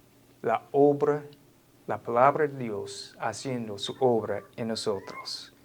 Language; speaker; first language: Spanish; non-native, fluent; English